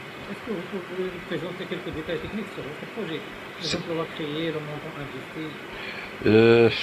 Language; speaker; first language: French; non-native, local second language; Arabic